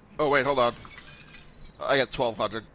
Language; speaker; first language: English; native; English